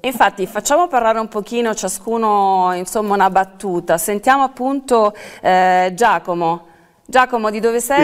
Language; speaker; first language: Italian; native; Italian